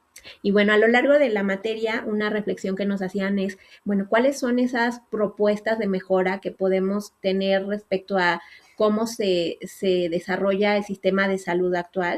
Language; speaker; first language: Spanish; native; Spanish